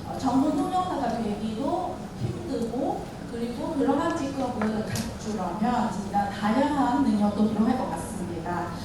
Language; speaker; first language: Korean; non-native, fluent; Vietnamese